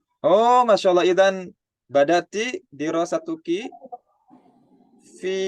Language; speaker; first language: Arabic; non-native, fluent; Indonesian